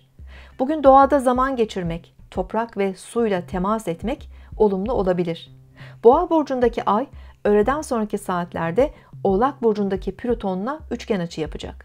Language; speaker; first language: Turkish; native; Turkish